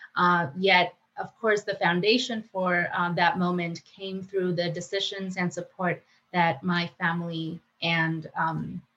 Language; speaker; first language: English; non-native, fluent; Spanish